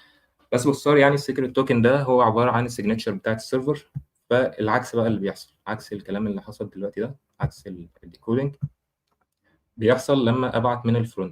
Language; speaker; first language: Arabic; native; Arabic